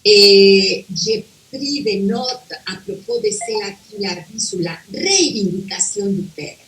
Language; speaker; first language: French; non-native, fluent; Spanish